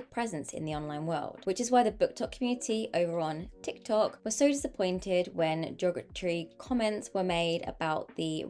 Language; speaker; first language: English; native; English